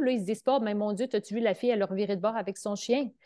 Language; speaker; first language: French; native; French